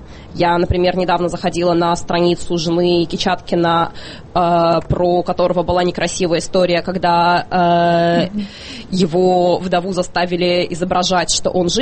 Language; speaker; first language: Russian; native; Russian